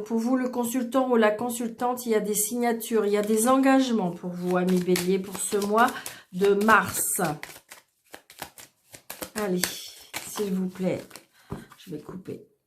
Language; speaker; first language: French; native; French